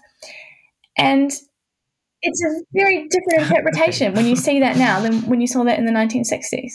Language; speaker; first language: English; native; English